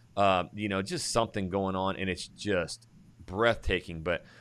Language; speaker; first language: English; native; English